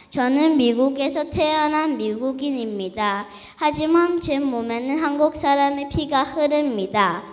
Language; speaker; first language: Korean; early bilingual, heritage; Korean